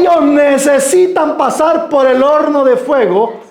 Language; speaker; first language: Spanish; native; Spanish